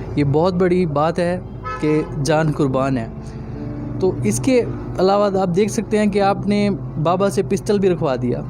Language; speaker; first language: Urdu; native; Urdu